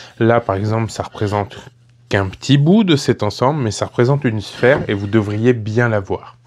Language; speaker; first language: French; native; French